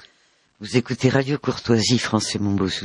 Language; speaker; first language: French; native; French